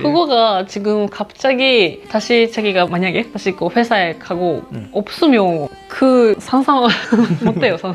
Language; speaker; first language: Korean; non-native, fluent; Japanese